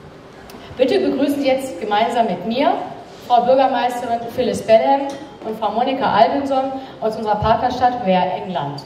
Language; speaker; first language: German; native; German